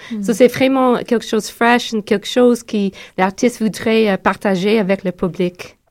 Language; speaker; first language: French; non-native, learner; English